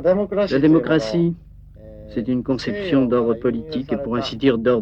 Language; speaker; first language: French; native; French